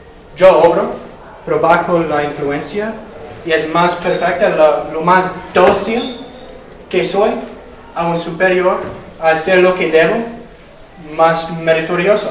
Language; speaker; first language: Spanish; non-native, fluent; English